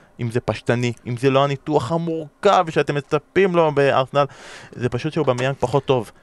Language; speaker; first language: Hebrew; native; Hebrew